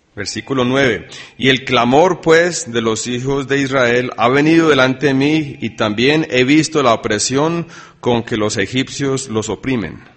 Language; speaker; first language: Spanish; early bilingual, other home language; English